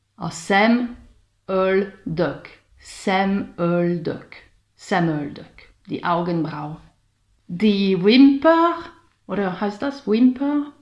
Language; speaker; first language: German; non-native, learner; Hungarian